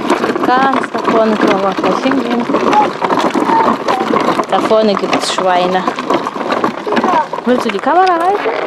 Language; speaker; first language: German; native; German